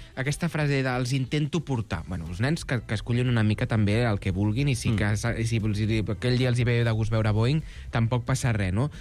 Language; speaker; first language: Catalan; native; Catalan